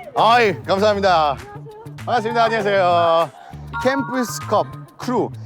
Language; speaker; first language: Korean; non-native, fluent; French